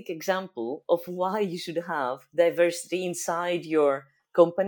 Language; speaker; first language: English; non-native, fluent; Greek